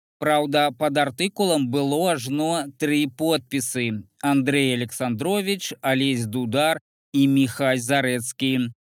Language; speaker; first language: Belarusian; native; Belarusian